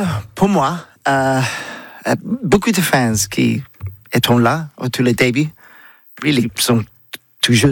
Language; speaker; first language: French; non-native, learner; English